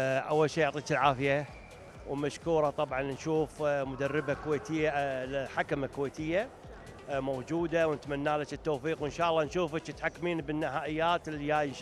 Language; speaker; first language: Arabic; native; Arabic